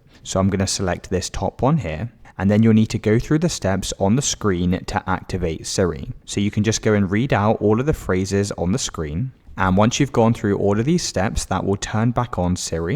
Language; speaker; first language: English; native; English